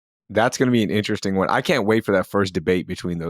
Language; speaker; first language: English; native; English